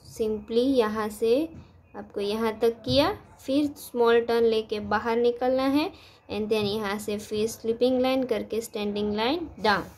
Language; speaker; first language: Hindi; non-native, local second language; Gujarati